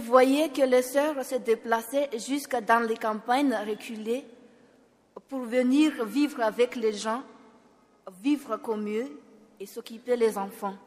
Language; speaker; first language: French; non-native, local second language; Malagasy